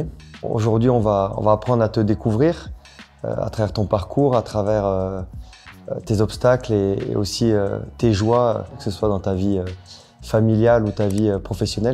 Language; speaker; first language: French; native; French